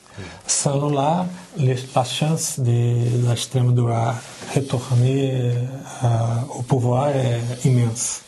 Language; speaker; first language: French; non-native, learner; Portuguese